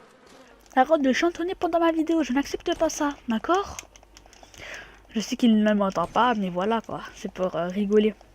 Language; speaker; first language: French; native; French